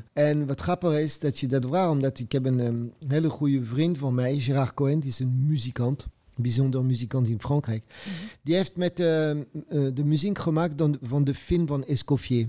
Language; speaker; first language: Dutch; non-native, fluent; French